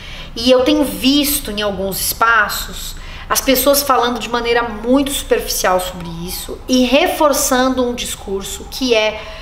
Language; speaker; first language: Portuguese; native; Portuguese